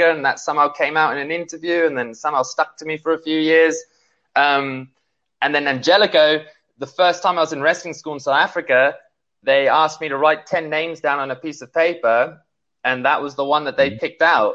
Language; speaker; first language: English; native; English